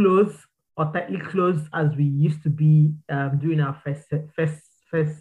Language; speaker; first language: English; non-native, local second language; Igbo